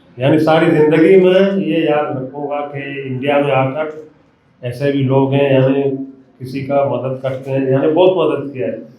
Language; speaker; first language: Hindi; non-native, fluent; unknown